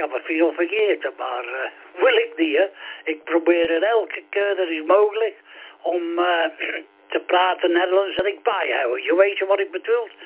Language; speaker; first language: Dutch; non-native, learner; English